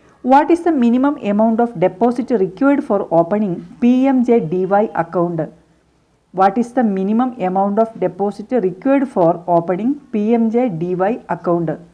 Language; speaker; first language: English; non-native, local second language; Malayalam